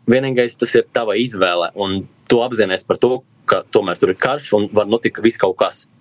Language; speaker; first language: Latvian; non-native, local second language; Russian